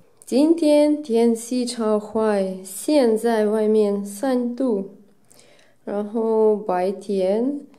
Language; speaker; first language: Chinese; non-native, fluent; Russian